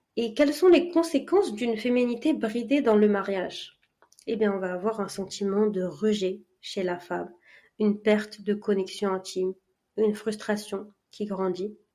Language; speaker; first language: French; early bilingual, other home language; Arabic